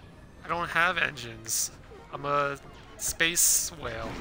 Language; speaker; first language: English; native; English